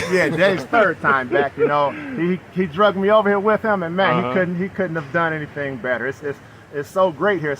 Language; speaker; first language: English; native; English